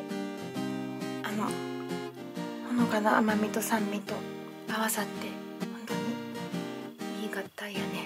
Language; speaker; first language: Japanese; native; Japanese